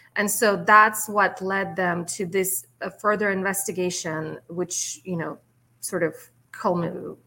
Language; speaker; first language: English; non-native, fluent; Russian